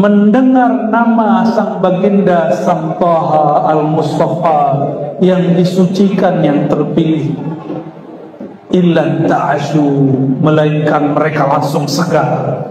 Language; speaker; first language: Indonesian; native; Indonesian